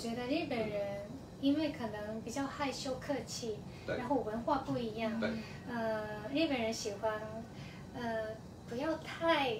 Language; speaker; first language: Chinese; non-native, fluent; Japanese